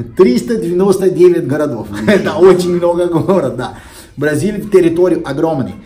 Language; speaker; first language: Russian; non-native, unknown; Portuguese